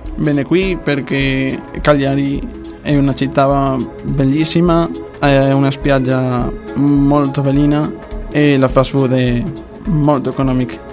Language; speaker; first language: Italian; non-native, learner; Spanish